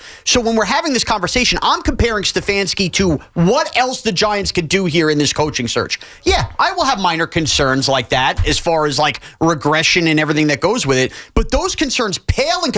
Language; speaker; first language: English; native; English